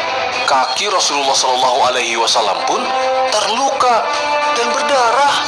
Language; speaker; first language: Indonesian; native; Indonesian